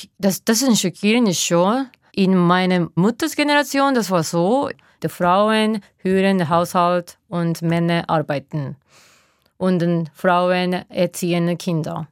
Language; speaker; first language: German; non-native, fluent; Japanese